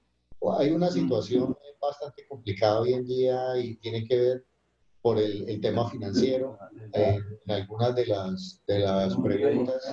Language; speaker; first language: Spanish; native; Spanish